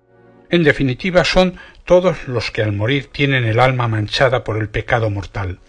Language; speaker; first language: Spanish; native; Spanish